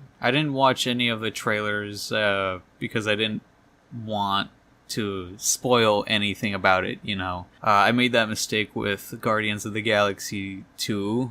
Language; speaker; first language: English; native; English